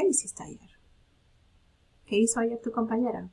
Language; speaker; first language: Spanish; non-native, fluent; English